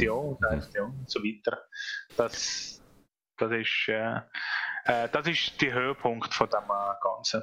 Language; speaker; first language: German; non-native, fluent; Italian